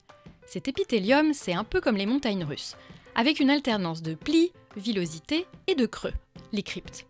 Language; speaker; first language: French; early bilingual, other home language; Arabic